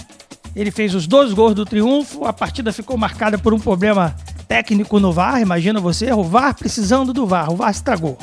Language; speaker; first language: Portuguese; native; Portuguese